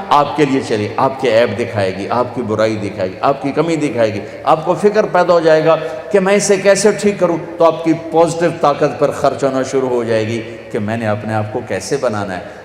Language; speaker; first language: Urdu; non-native, local second language; Punjabi